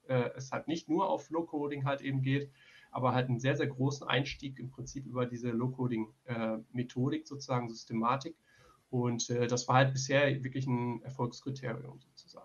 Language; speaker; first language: German; native; German